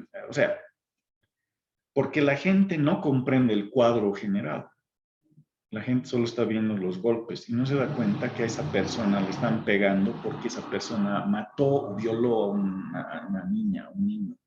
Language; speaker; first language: Spanish; native; Spanish